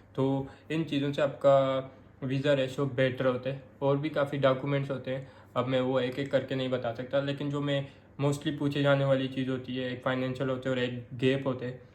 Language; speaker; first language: Urdu; non-native, local second language; Pashto